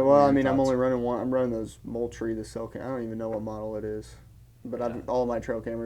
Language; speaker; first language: English; native; English